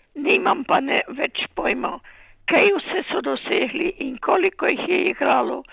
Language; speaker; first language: Slovenian; native; Slovenian